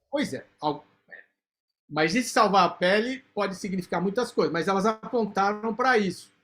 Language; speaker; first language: Portuguese; native; Portuguese